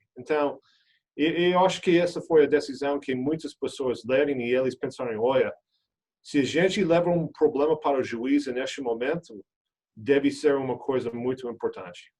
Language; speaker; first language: Portuguese; non-native, fluent; English